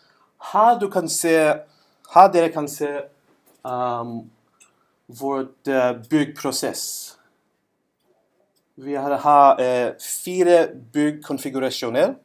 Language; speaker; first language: Norwegian; non-native, learner; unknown